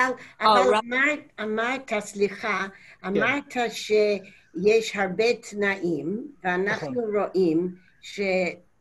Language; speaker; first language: Hebrew; non-native, learner; English